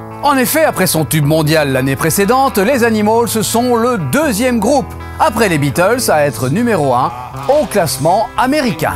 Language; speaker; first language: French; native; French